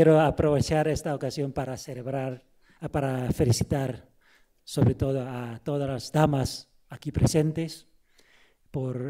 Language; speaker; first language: Spanish; non-native, fluent; Chinese